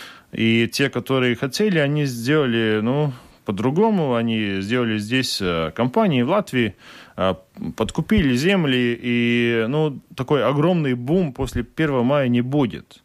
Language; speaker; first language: Russian; non-native, local second language; Latvian